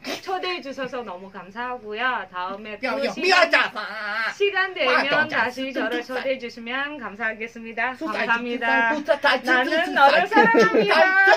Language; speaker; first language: Korean; non-native, learner; Indonesian